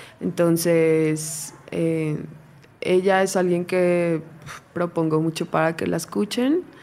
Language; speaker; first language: Spanish; native; Spanish